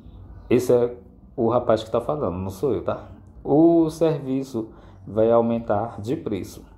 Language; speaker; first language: Portuguese; native; Portuguese